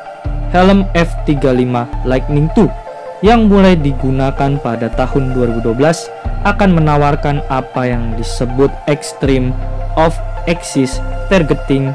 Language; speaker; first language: Indonesian; native; Indonesian